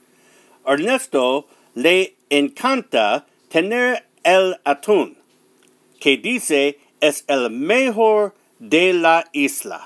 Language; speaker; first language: Spanish; non-native, learner; English